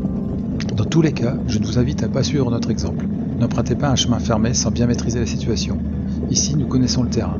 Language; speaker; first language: French; native; French